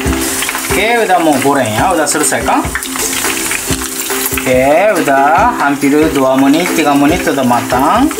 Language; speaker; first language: Indonesian; non-native, learner; Japanese